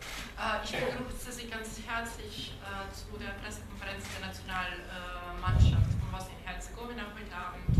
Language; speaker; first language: German; non-native, local second language; Bosnian